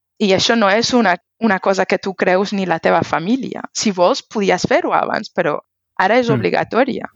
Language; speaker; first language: Catalan; non-native, fluent; Persian